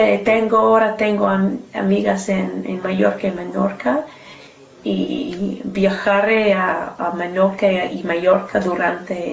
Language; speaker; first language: Spanish; non-native, learner; English